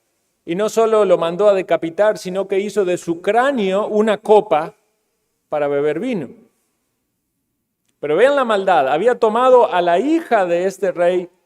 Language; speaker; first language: Spanish; native; Spanish